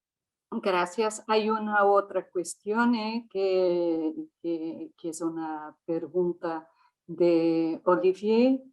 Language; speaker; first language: Spanish; non-native, fluent; Portuguese